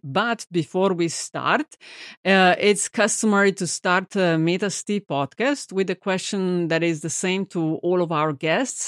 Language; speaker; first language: English; non-native, fluent; Slovenian